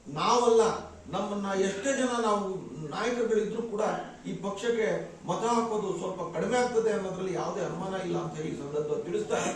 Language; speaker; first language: Kannada; non-native, local second language; Lambadi